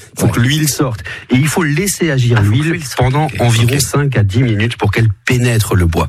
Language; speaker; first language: French; native; French